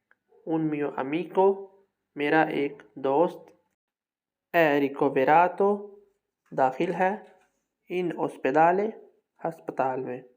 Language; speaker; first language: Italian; non-native, fluent; Urdu